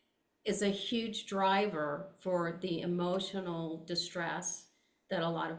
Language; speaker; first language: English; native; English